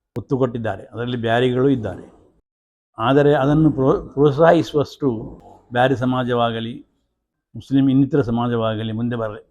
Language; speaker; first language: Kannada; non-native, local second language; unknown